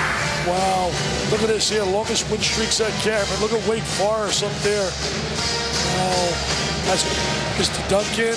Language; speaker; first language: English; native; English